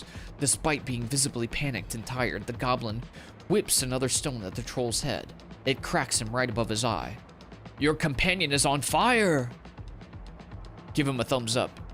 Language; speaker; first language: English; native; English